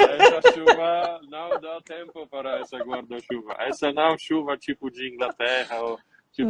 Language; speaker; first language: Portuguese; non-native, learner; Polish